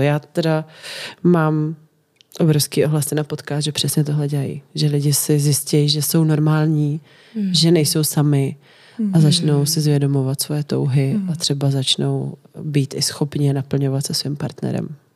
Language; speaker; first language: Czech; native; Czech